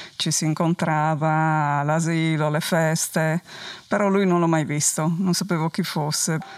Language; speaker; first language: Italian; non-native, local second language; Friulian